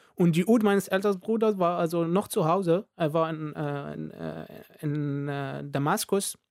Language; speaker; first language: German; non-native, fluent; Arabic